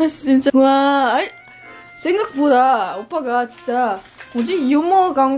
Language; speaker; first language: Korean; non-native, learner; Filipino